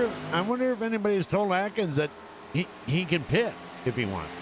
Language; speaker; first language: English; native; English